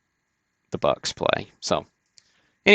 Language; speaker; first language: English; native; English